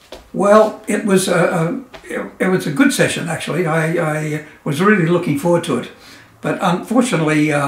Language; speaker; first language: English; native; English